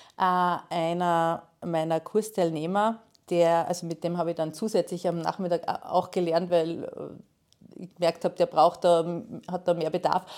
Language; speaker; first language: German; native; German